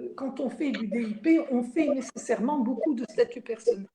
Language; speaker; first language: French; non-native, local second language; Arabic